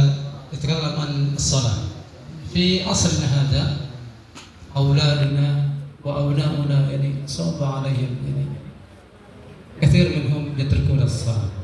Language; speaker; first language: Arabic; non-native, fluent; Indonesian